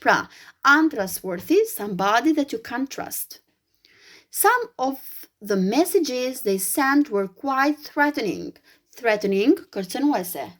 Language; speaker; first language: English; non-native, fluent; Albanian